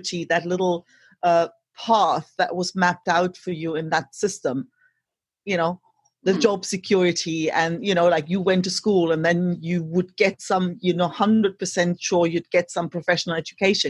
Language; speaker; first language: English; non-native, fluent; German